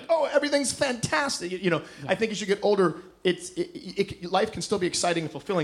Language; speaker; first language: English; native; English